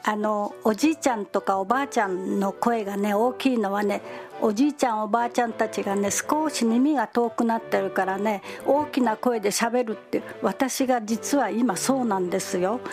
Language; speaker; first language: Japanese; native; Japanese